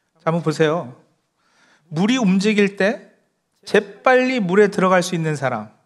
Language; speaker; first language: Korean; early bilingual, heritage; Korean